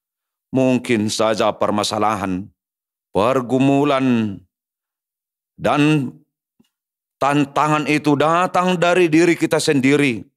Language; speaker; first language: Indonesian; native; Indonesian